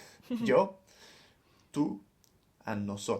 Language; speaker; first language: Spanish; non-native, fluent; English